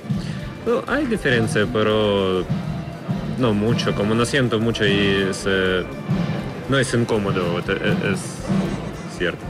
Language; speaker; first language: Spanish; non-native, learner; Russian